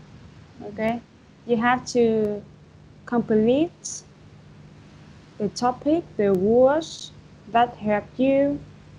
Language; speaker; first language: English; non-native, fluent; Vietnamese